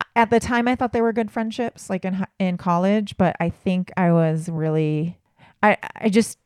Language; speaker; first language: English; native; English